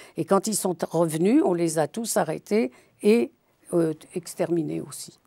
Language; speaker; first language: French; early bilingual, other home language; Yiddish